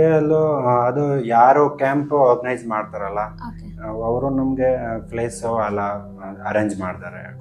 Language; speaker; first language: Kannada; non-native, local second language; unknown